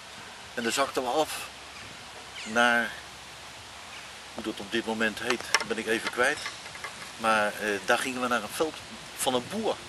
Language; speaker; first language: Dutch; native; Dutch